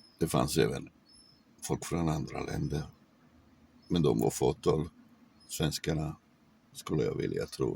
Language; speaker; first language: Swedish; non-native, fluent; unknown